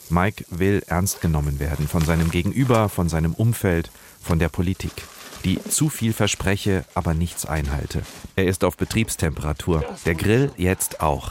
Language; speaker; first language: German; native; German